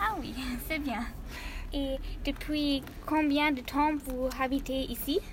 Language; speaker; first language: French; non-native, learner; German